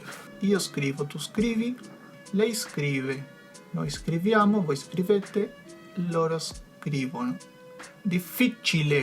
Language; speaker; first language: Italian; non-native, learner; Spanish